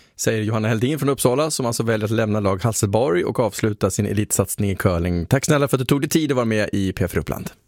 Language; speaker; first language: Swedish; native; Swedish